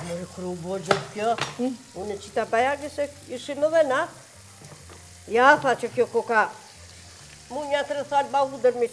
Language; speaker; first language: Albanian; native; Albanian